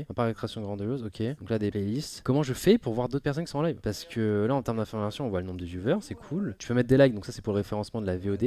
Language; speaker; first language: French; native; French